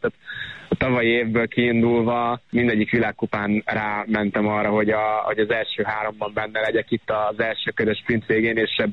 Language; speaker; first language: Hungarian; native; Hungarian